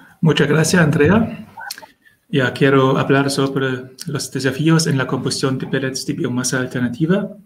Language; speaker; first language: Spanish; non-native, learner; German